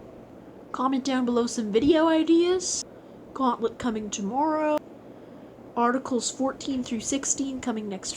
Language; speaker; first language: English; native; English